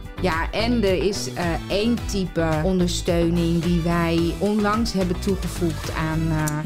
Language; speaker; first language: Dutch; native; Dutch